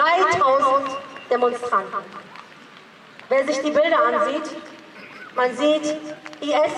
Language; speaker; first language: German; early bilingual, other home language; Persian